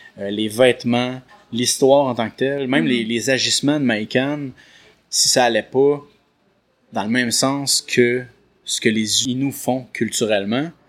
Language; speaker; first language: French; native; French